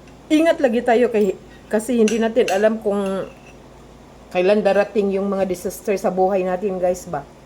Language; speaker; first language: Filipino; non-native, local second language; Cebuano